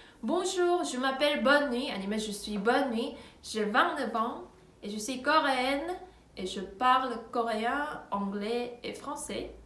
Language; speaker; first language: French; non-native, fluent; Korean